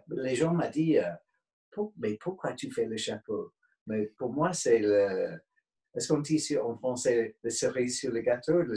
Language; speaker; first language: French; non-native, fluent; English